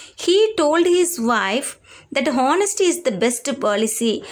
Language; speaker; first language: English; non-native, local second language; Tamil